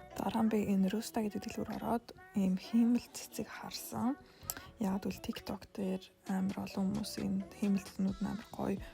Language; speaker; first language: Mongolian; early bilingual, heritage; Mongolian